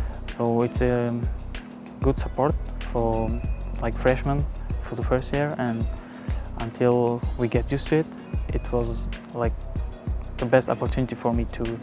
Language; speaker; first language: English; non-native, fluent; Uzbek